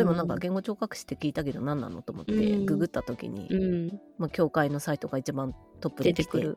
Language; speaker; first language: Japanese; native; Japanese